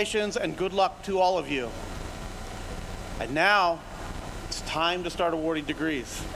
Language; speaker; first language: English; native; English